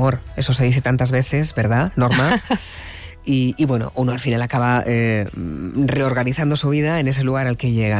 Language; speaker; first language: Spanish; native; Spanish